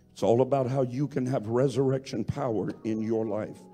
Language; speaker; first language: English; native; English